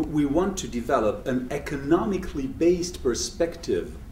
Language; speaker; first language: English; non-native, fluent; French